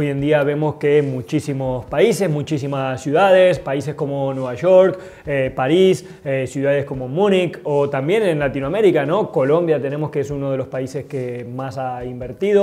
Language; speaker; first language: Spanish; native; Spanish